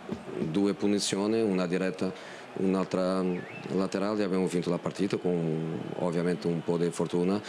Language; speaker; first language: Italian; non-native, fluent; Portuguese